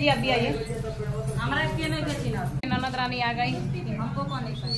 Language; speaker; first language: Hindi; non-native, local second language; Bhojpuri